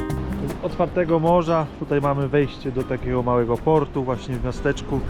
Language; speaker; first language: Polish; native; Polish